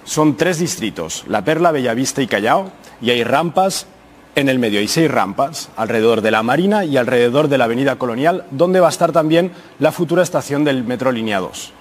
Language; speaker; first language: Spanish; native; Spanish